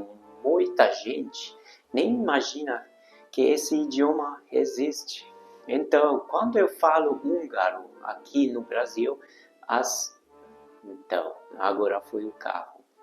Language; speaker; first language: Portuguese; non-native, fluent; Hungarian